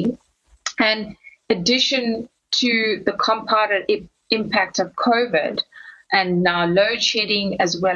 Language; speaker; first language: English; native; English